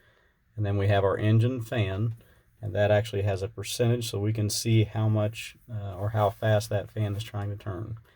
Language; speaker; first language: English; native; English